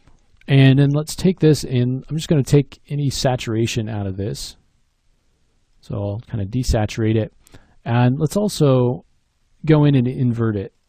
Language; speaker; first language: English; native; English